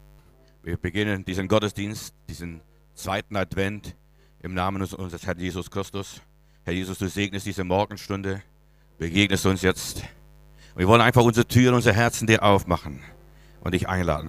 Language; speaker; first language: German; native; German